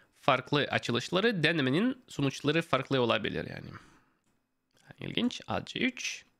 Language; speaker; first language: Turkish; non-native, fluent; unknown